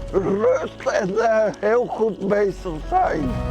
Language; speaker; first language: Dutch; non-native, local second language; Western Frisian